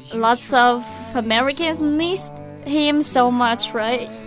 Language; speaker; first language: English; non-native, fluent; Chinese